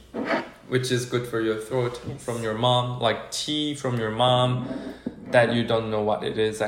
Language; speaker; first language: English; non-native, fluent; Korean